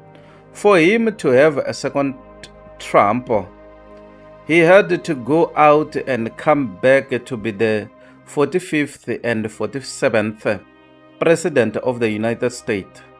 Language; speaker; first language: English; non-native, local second language; Tsonga